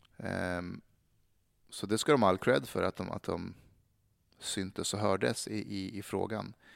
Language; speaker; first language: Swedish; early bilingual, other home language; Persian